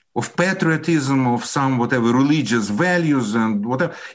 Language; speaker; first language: English; non-native, fluent; Russian